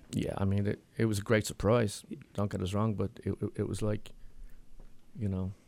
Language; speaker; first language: English; native; English